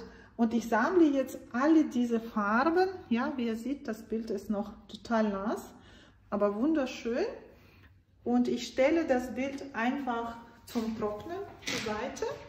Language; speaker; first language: German; non-native, fluent; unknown